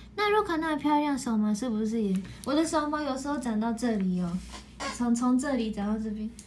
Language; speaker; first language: Chinese; non-native, fluent; Japanese